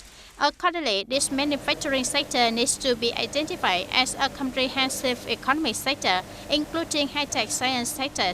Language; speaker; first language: English; non-native, fluent; Vietnamese